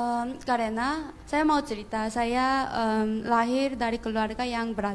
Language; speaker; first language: Indonesian; non-native, fluent; Korean